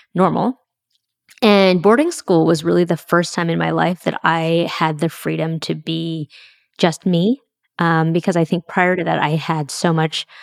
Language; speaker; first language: English; native; English